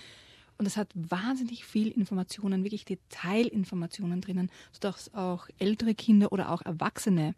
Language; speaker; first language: German; native; German